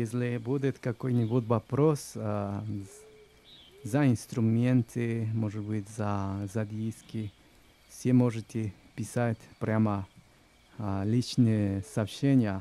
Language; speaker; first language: Russian; non-native, learner; Spanish